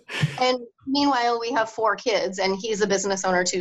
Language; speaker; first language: English; native; English